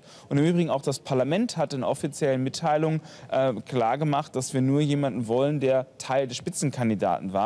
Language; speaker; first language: German; native; German